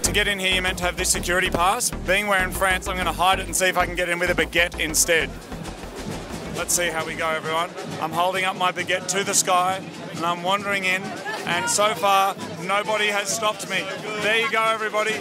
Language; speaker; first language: English; native; English